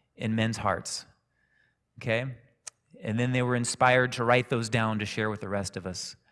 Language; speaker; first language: English; native; English